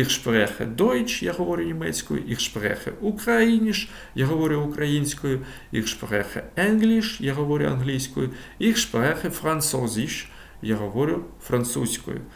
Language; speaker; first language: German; non-native, fluent; Ukrainian